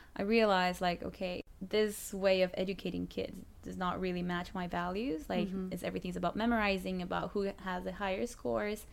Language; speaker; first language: English; non-native, fluent; Spanish